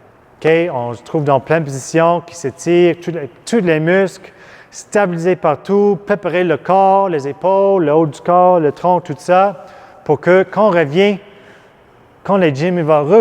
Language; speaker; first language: French; non-native, fluent; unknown